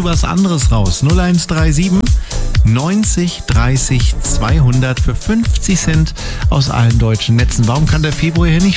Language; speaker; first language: German; native; German